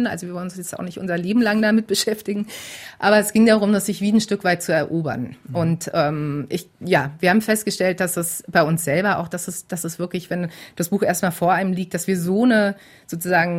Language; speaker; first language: German; native; German